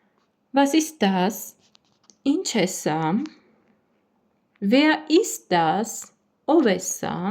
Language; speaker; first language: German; non-native, fluent; Armenian